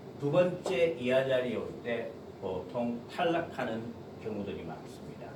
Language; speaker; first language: Korean; native; Korean